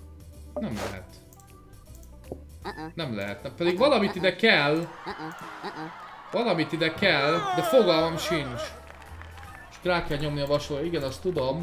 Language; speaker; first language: Hungarian; native; Hungarian